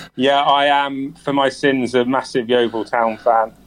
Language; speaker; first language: English; native; English